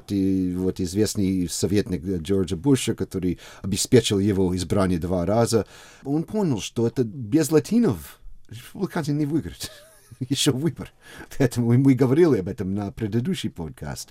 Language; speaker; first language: Russian; non-native, fluent; English